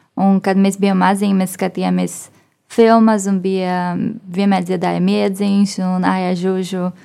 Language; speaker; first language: Latvian; non-native, fluent; Portuguese